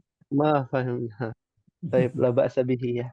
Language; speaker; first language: Arabic; non-native, fluent; Indonesian